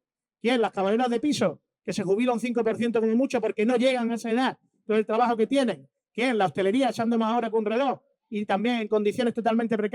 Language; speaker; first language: Spanish; native; Spanish